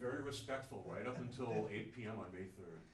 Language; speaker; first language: English; native; English